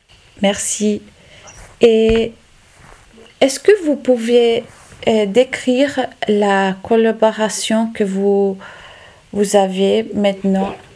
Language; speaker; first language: French; non-native, local second language; Italian